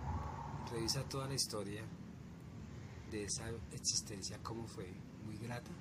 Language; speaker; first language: Spanish; native; Spanish